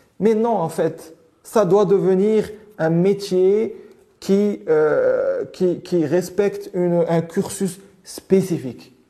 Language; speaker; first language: French; non-native, local second language; Arabic